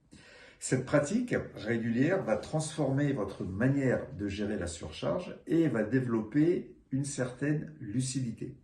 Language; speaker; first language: French; native; French